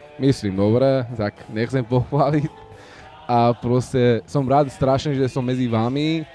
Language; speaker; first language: Slovak; non-native, learner; Persian